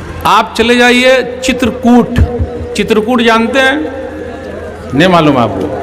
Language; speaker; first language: Hindi; native; Hindi